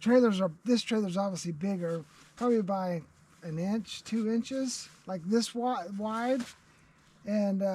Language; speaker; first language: English; native; English